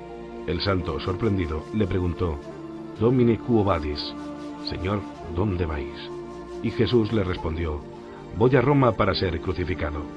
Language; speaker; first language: Spanish; native; Spanish